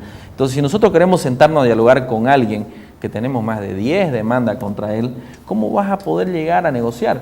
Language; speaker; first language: Spanish; native; Spanish